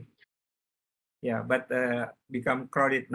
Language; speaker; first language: English; non-native, learner; Indonesian